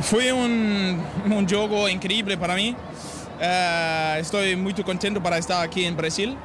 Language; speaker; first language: Spanish; non-native, learner; Danish